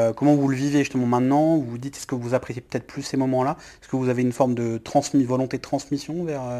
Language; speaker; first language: French; native; French